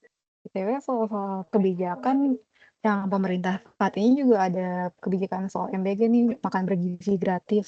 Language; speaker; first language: Indonesian; native; Indonesian